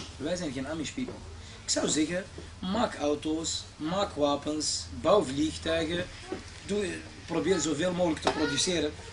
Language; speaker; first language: Dutch; early bilingual, other home language; Arabic